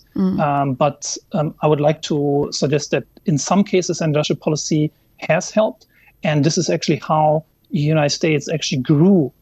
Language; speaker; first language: English; non-native, fluent; German